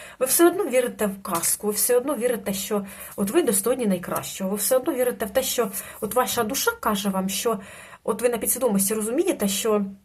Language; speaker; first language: Ukrainian; non-native, local second language; Russian